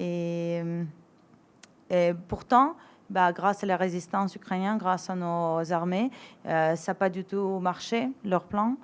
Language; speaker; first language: French; non-native, fluent; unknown